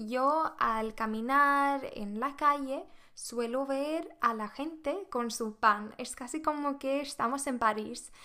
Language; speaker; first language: Spanish; non-native, fluent; Swedish